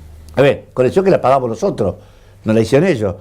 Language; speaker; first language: Spanish; native; Spanish